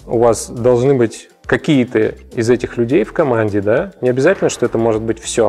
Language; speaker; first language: Russian; native; Russian